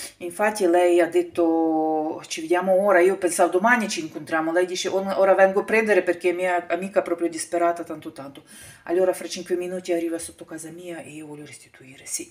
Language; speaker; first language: Italian; non-native, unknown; Ukrainian